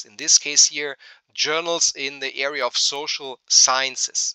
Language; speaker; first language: English; non-native, fluent; German